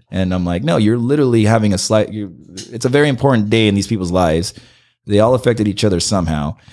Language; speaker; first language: English; early bilingual, other home language; Spanish